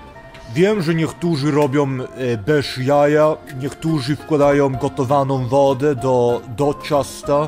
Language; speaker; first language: Polish; early bilingual, heritage; Polish